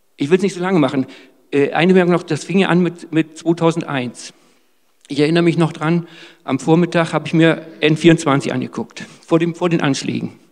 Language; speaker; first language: German; native; German